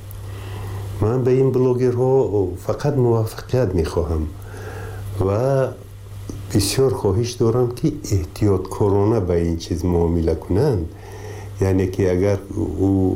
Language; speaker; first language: Persian; native; Persian